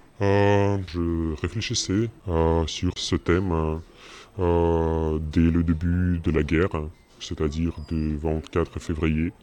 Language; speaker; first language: French; non-native, learner; Russian